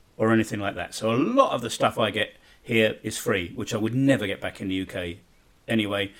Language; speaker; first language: English; native; English